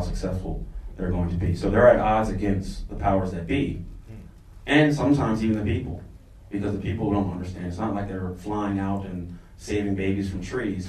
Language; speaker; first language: English; native; English